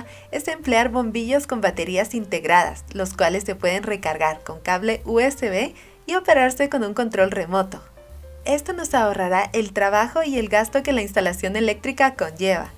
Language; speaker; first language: Spanish; native; Spanish